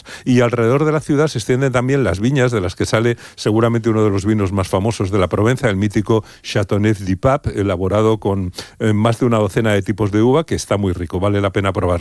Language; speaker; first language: Spanish; native; Spanish